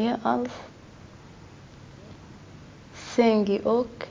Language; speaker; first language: Dutch; non-native, learner; Arabic